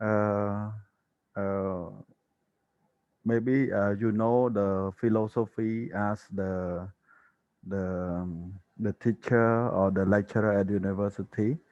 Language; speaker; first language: English; non-native, learner; Khmer